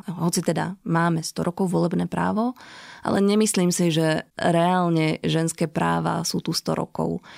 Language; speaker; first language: Slovak; native; Slovak